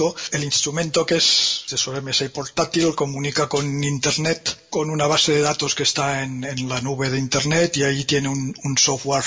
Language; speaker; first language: Spanish; native; Spanish